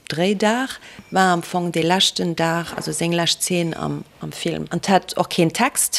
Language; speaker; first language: Luxembourgish; native; Luxembourgish